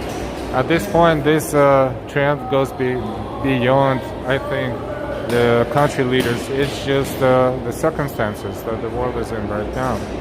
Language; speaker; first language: English; non-native, fluent; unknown